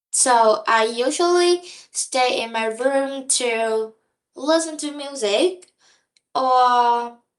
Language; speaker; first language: English; non-native, learner; Vietnamese